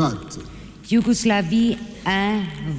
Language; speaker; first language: French; non-native, fluent; German